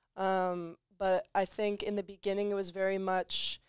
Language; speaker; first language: English; native; English